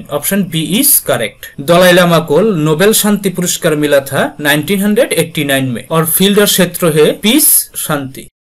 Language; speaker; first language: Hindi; non-native, local second language; Bangla